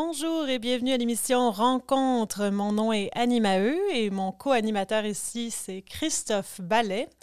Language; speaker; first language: French; native; French